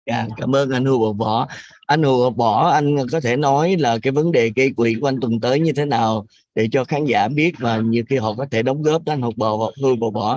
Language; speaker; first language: Vietnamese; native; Vietnamese